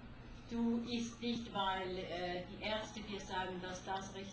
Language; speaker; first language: German; non-native, fluent; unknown